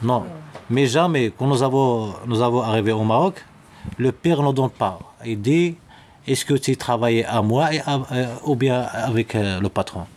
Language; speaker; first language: French; non-native, learner; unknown